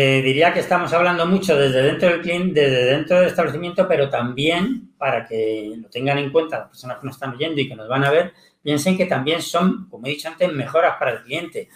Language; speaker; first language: Spanish; native; Spanish